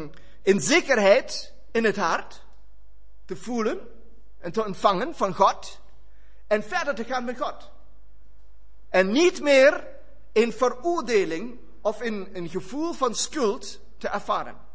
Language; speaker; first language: Dutch; non-native, fluent; German